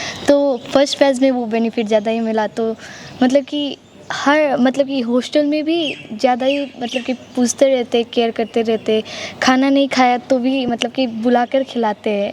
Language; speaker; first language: Hindi; non-native, local second language; Nepali